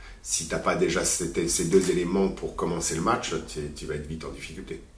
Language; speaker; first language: French; native; French